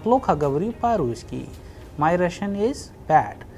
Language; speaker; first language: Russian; non-native, fluent; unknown